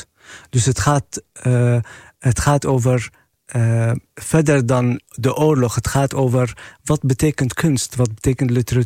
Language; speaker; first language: Dutch; non-native, fluent; Arabic